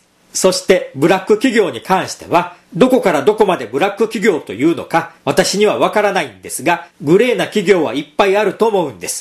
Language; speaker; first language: Japanese; native; Japanese